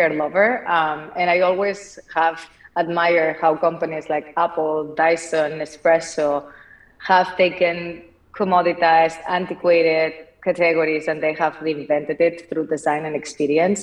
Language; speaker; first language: English; non-native, fluent; Spanish